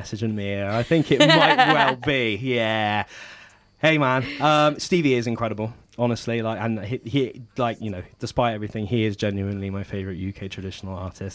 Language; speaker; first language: English; native; English